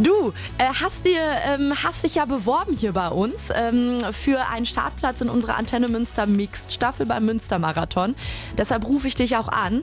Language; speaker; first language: German; native; German